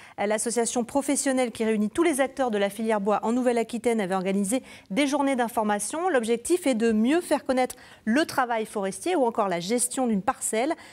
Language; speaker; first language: French; native; French